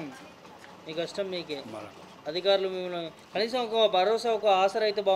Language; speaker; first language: Telugu; native; Telugu